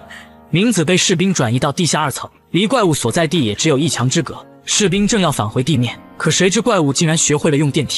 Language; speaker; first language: Chinese; native; Chinese